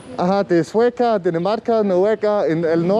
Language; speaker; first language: Spanish; non-native, learner; Danish